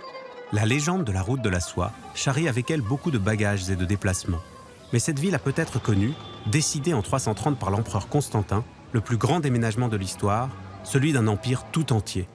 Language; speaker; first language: French; native; French